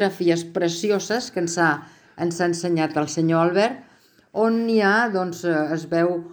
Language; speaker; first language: Catalan; native; Catalan